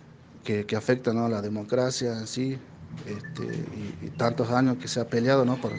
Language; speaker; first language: Spanish; native; Spanish